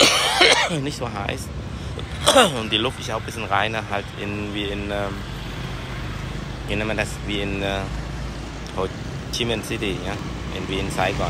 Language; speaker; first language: German; non-native, learner; Vietnamese